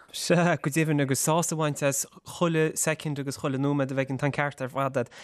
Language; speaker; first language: Irish; native; Irish